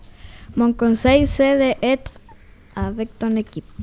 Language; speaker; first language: French; non-native, learner; Spanish